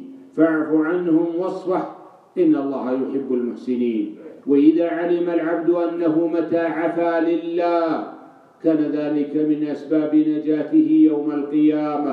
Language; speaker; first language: Arabic; native; Arabic